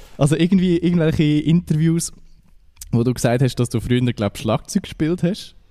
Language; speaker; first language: German; native; German